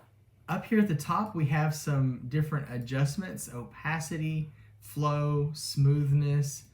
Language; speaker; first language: English; native; English